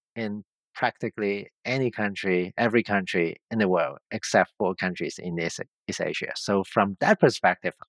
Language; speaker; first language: English; non-native, local second language; Cantonese